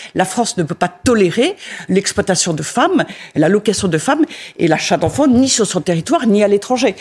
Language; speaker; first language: French; native; French